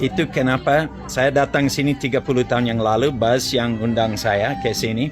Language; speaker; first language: Indonesian; non-native, fluent; English